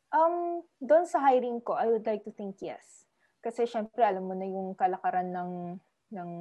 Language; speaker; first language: Filipino; native; Filipino